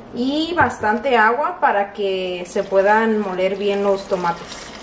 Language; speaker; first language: Spanish; early bilingual, heritage; Spanish